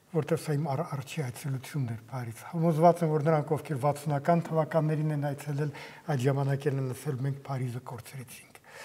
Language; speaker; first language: Armenian; native; Armenian